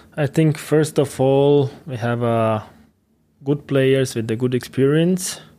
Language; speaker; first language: English; non-native, fluent; Latvian